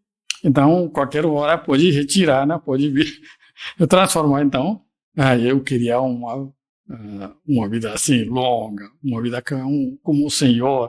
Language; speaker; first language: Portuguese; non-native, fluent; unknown